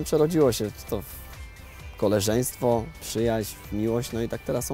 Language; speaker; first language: Polish; native; Polish